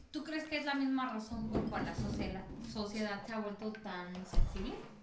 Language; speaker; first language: Spanish; early bilingual, heritage; Spanish